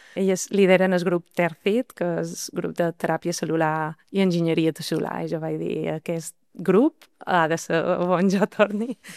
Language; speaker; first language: Catalan; native; Catalan